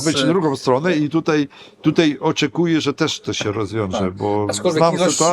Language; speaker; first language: Polish; non-native, fluent; Ukrainian